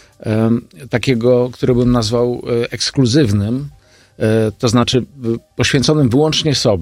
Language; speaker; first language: Polish; native; Polish